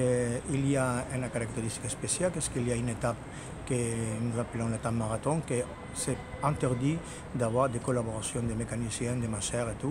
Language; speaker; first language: French; non-native, fluent; Spanish